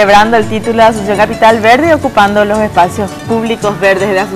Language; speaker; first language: Spanish; native; Spanish